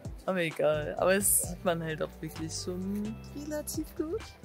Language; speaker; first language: German; native; German